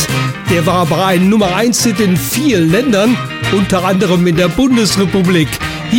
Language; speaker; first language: German; native; German